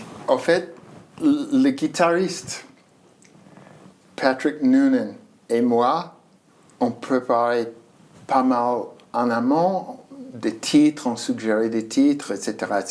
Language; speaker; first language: French; non-native, fluent; English